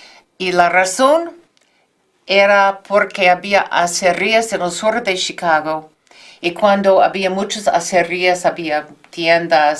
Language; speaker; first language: Spanish; non-native, fluent; English